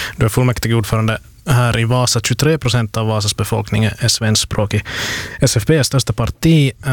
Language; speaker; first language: Swedish; native; Swedish